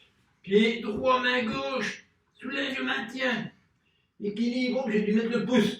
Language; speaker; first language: French; native; French